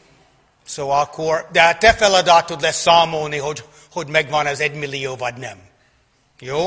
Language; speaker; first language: Hungarian; non-native, fluent; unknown